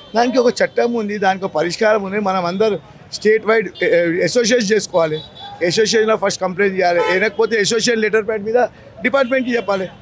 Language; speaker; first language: Telugu; non-native, local second language; Gujarati